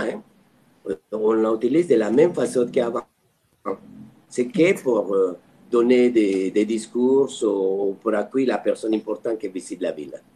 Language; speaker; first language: French; non-native, fluent; Spanish